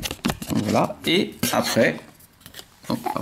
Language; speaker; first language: French; native; French